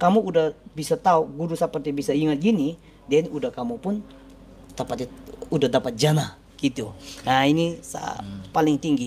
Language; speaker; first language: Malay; non-native, learner; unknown